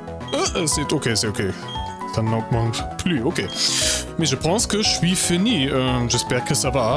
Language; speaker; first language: French; non-native, learner; German